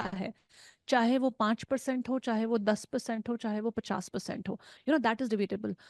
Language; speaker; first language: Hindi; non-native, local second language; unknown